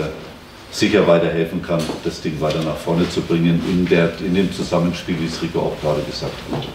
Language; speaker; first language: German; native; German